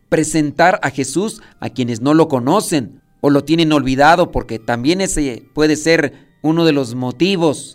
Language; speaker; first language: Spanish; native; Spanish